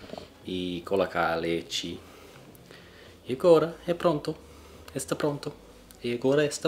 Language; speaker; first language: Portuguese; non-native, learner; English